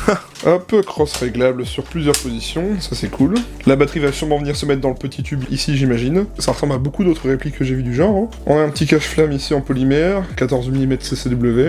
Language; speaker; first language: French; native; French